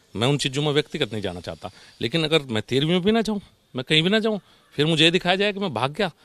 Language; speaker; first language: Hindi; native; Hindi